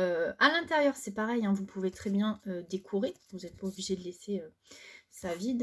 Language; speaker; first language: French; native; French